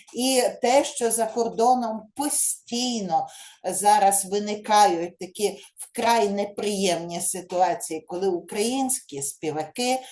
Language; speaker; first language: Ukrainian; native; Ukrainian